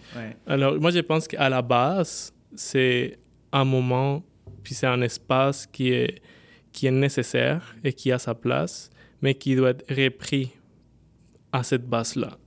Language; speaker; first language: French; non-native, fluent; Spanish